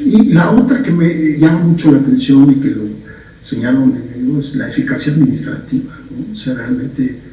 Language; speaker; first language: Spanish; native; Spanish